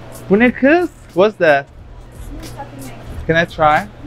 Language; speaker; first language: English; non-native, learner; Turkish